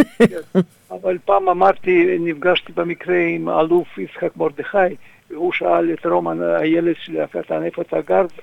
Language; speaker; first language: Hebrew; non-native, fluent; Russian